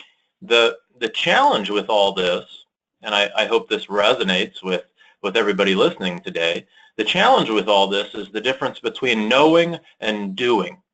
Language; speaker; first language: English; native; English